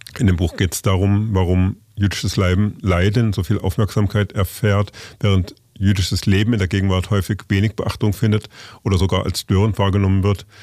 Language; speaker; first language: German; native; German